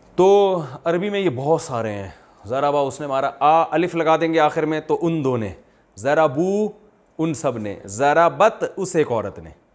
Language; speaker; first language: Urdu; native; Urdu